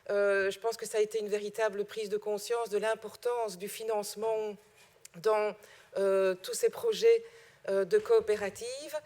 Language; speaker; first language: French; native; French